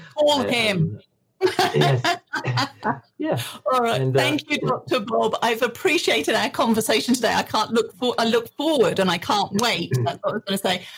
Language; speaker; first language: English; native; English